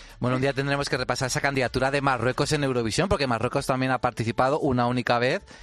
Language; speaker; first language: Spanish; native; Spanish